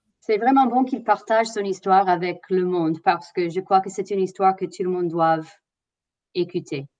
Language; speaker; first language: French; non-native, fluent; English